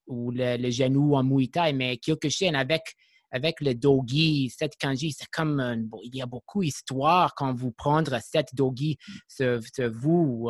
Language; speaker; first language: French; non-native, learner; English